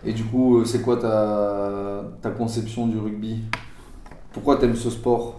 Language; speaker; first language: French; native; French